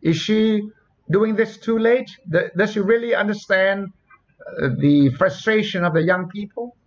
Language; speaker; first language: English; non-native, fluent; Thai